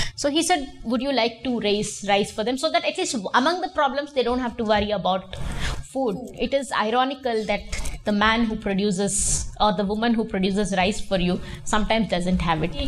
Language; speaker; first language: English; non-native, local second language; Telugu